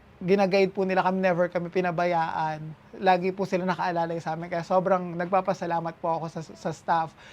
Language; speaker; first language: Filipino; native; Filipino